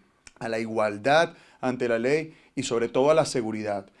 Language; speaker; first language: Spanish; native; Spanish